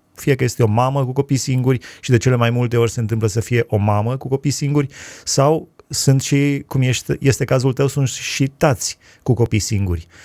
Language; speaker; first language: Romanian; native; Romanian